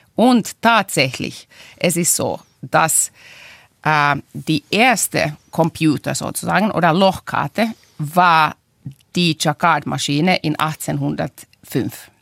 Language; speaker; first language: German; non-native, fluent; Finnish